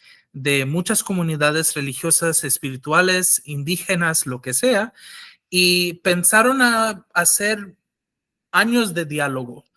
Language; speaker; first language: Spanish; non-native, fluent; English